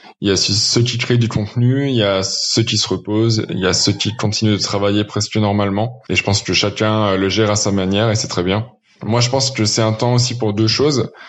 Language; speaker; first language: French; native; French